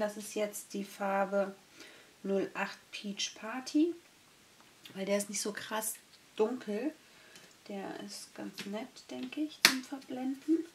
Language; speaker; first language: German; native; German